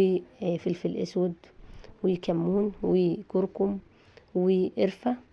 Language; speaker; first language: Arabic; native; Arabic